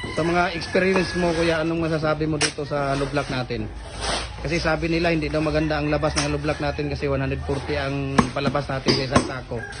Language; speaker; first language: Filipino; non-native, local second language; Cebuano